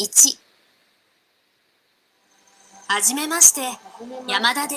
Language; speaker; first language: Japanese; non-native, learner; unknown